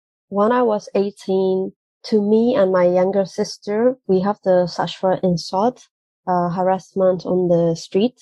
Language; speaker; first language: English; non-native, fluent; Burmese